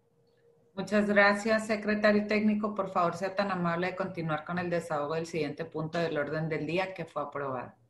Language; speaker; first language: Spanish; native; Spanish